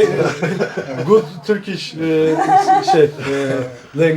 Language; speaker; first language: English; non-native, learner; Turkish